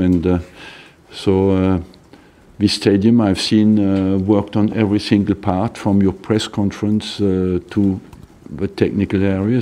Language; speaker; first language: English; non-native, fluent; French